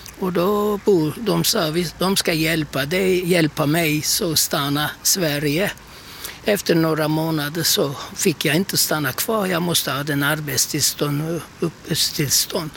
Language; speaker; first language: Swedish; non-native, fluent; Turkish